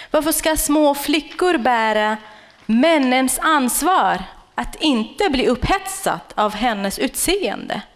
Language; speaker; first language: Swedish; non-native, fluent; Kurdish